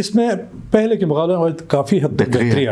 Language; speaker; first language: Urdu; non-native, local second language; Shina